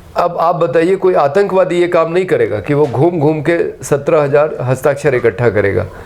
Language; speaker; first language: Hindi; native; Hindi